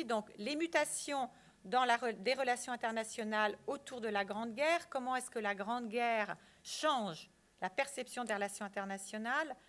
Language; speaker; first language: French; native; French